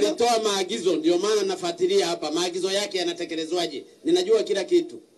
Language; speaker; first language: Swahili; native; Swahili